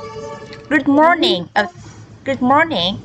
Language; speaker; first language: English; non-native, learner; Vietnamese